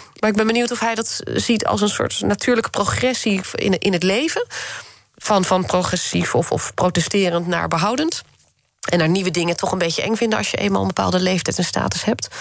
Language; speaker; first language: Dutch; native; Dutch